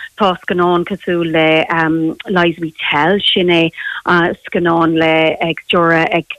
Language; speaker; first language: Irish; non-native, local second language; English